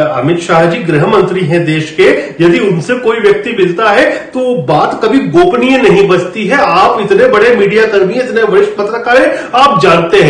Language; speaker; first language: Hindi; native; Hindi